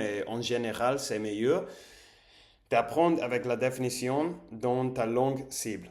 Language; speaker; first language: French; non-native, learner; English